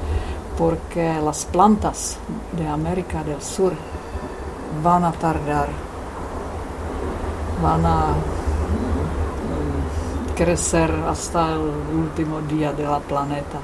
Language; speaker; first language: Spanish; non-native, fluent; Czech